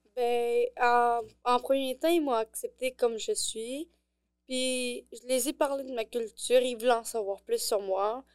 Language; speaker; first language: French; early bilingual, other home language; Arabic